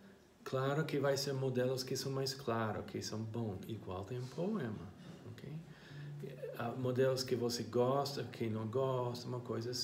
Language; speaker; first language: Portuguese; non-native, fluent; English